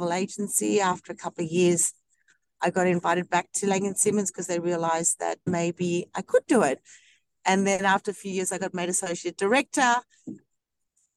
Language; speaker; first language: English; native; English